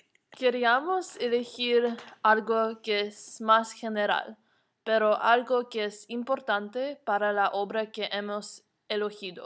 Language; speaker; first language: Spanish; non-native, learner; English